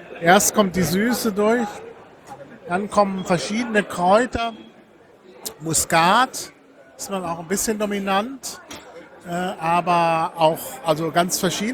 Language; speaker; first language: German; native; German